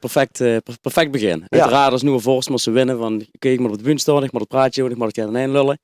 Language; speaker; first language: Dutch; native; Dutch